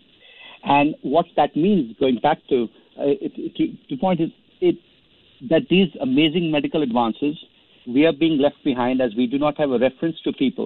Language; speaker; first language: English; non-native, local second language; Hindi